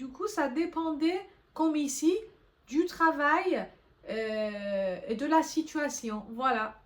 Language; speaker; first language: French; non-native, fluent; Persian